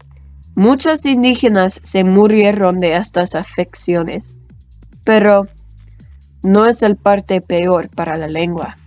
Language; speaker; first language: Spanish; non-native, learner; English